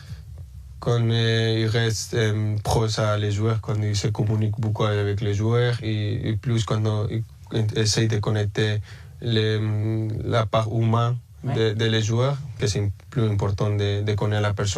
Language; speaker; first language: French; early bilingual, other home language; Spanish